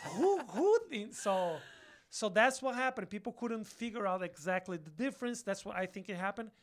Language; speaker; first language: English; non-native, fluent; Portuguese